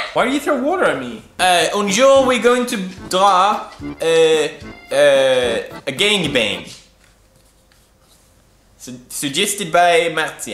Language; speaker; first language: English; non-native, fluent; Swedish